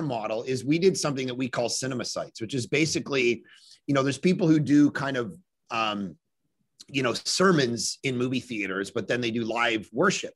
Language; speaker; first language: English; native; English